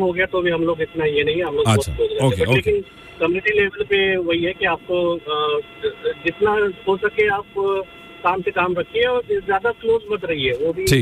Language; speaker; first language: Hindi; non-native, local second language; Marathi